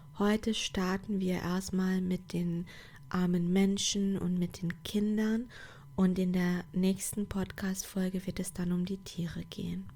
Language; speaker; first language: German; non-native, fluent; Portuguese